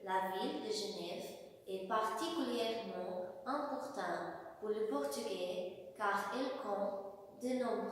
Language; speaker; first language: French; non-native, learner; Portuguese